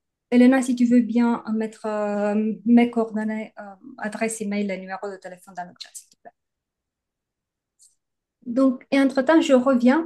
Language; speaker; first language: French; native; French